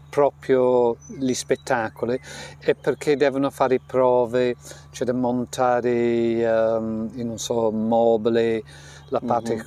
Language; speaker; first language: Italian; non-native, fluent; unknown